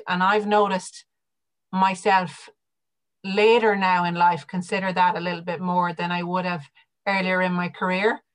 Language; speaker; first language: English; native; English